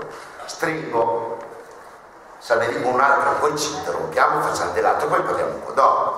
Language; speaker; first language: Italian; native; Italian